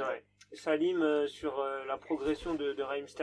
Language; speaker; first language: French; native; French